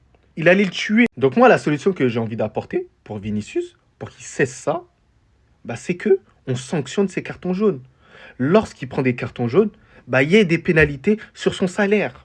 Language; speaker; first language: French; native; French